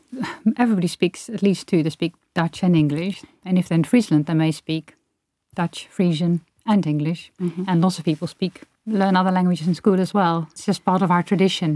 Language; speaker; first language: English; non-native, fluent; Dutch